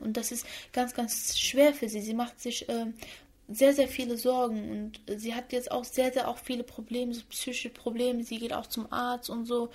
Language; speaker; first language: German; early bilingual, other home language; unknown